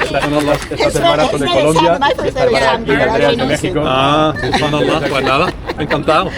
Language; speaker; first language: Spanish; native; Spanish